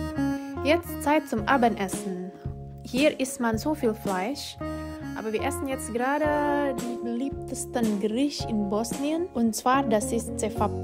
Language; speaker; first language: German; non-native, fluent; Indonesian